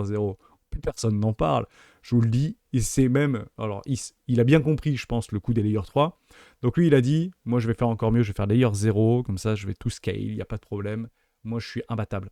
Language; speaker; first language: French; native; French